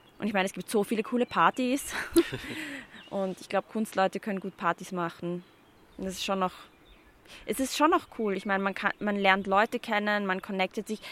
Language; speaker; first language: German; early bilingual, other home language; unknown